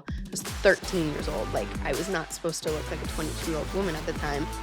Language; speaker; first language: English; native; English